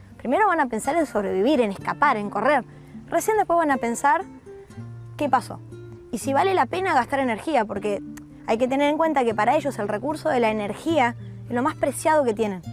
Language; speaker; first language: Spanish; native; Spanish